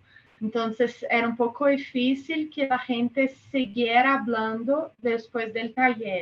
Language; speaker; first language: Spanish; non-native, fluent; Portuguese